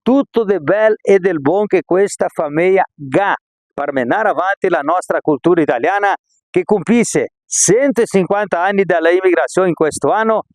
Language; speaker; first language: Italian; early bilingual, heritage; Italian